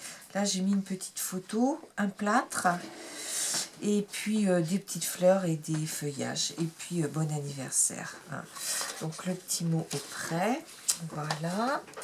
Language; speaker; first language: French; native; French